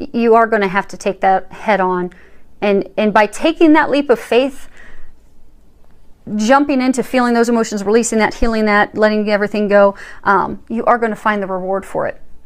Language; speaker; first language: English; native; English